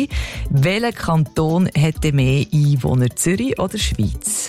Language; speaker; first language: German; native; German